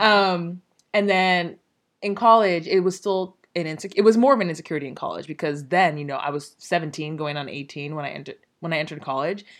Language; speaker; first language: English; early bilingual, other home language; Yoruba